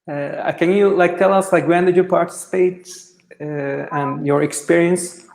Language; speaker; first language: English; non-native, fluent; Turkish